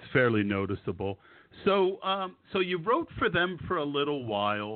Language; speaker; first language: English; native; English